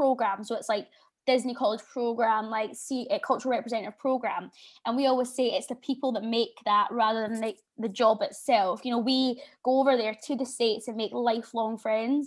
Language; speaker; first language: English; native; English